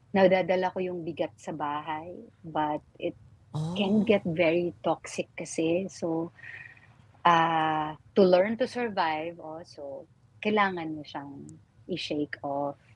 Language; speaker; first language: Filipino; native; Filipino